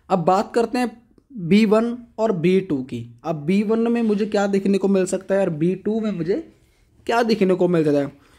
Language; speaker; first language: Hindi; non-native, local second language; Punjabi